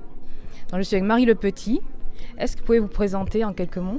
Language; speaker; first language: French; native; French